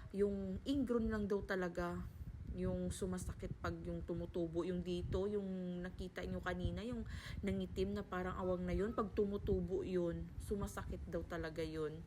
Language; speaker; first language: Filipino; non-native, local second language; Hiligaynon